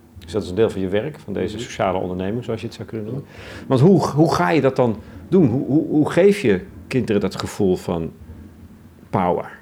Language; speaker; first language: Dutch; native; Dutch